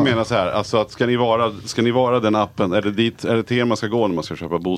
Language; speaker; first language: Swedish; native; Swedish